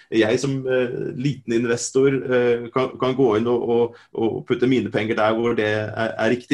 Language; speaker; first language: Norwegian; native; Norwegian